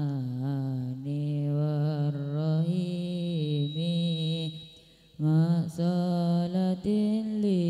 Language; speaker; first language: Arabic; non-native, learner; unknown